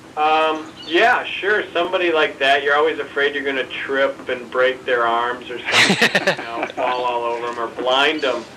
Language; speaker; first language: English; native; English